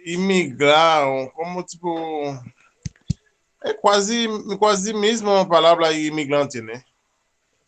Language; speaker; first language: Portuguese; non-native, learner; Haitian Creole